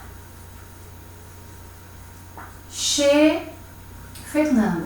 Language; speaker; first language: French; non-native, fluent; Portuguese